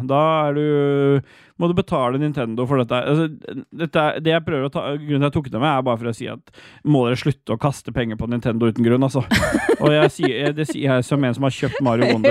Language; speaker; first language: Norwegian; native; Norwegian